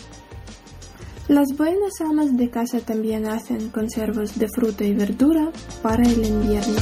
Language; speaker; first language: Spanish; non-native, learner; Ukrainian